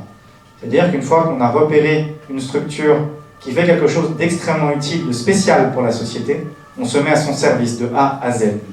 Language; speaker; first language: French; native; French